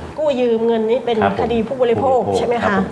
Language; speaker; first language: Thai; native; Thai